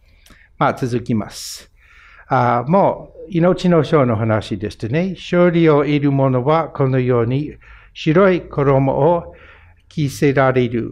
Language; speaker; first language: Japanese; non-native, fluent; English